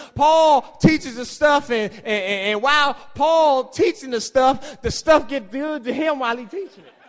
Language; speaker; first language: English; native; English